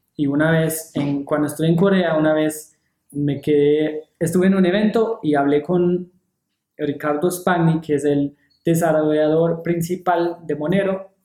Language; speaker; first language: Spanish; non-native, fluent; English